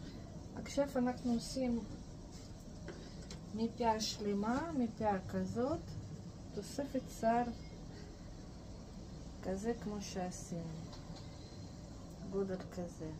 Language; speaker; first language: Hebrew; non-native, fluent; Russian